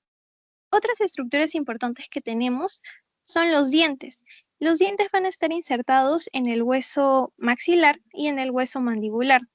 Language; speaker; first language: Spanish; native; Spanish